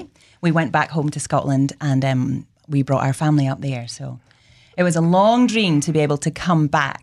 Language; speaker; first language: English; native; English